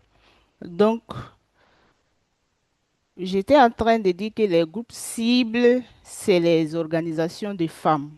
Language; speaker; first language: French; non-native, local second language; Susu